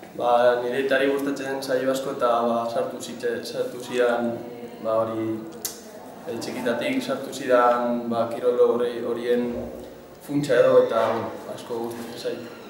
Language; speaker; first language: Basque; non-native, local second language; Spanish